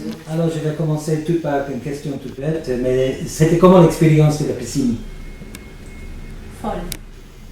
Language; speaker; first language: French; non-native, fluent; English